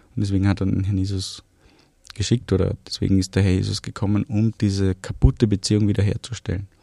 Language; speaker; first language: German; early bilingual, other home language; Romanian